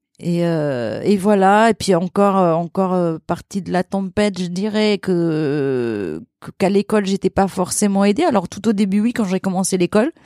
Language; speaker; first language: French; early bilingual, other home language; Portuguese